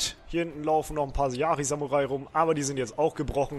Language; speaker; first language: German; native; German